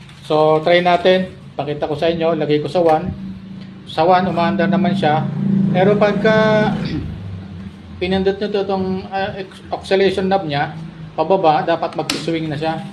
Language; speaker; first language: Filipino; native; Filipino